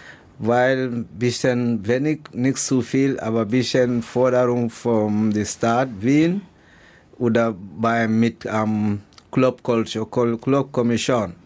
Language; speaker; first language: German; non-native, learner; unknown